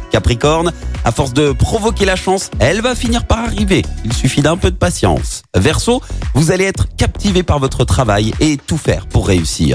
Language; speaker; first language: French; native; French